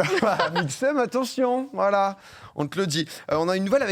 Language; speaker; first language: French; native; French